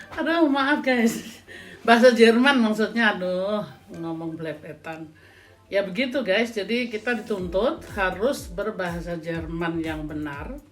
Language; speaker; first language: Indonesian; native; Indonesian